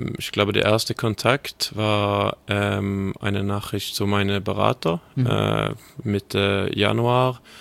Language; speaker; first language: German; non-native, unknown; Swedish